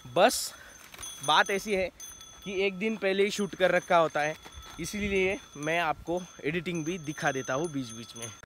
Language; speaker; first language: Hindi; non-native, local second language; Marathi